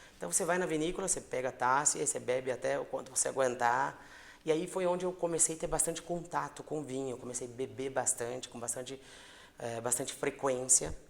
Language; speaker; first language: Portuguese; native; Portuguese